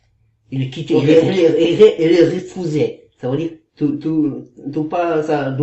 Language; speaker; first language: French; non-native, learner; Kazakh